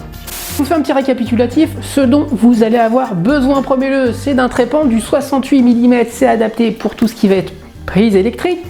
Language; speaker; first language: French; native; French